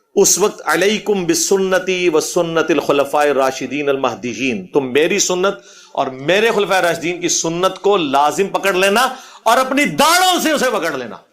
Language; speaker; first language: Urdu; non-native, local second language; Punjabi